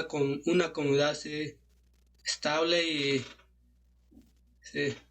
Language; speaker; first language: Spanish; non-native, local second language; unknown